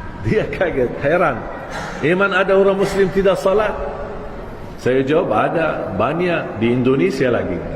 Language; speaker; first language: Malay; non-native, fluent; Arabic